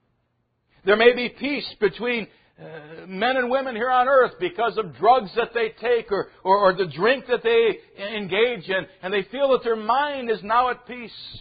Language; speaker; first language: English; native; English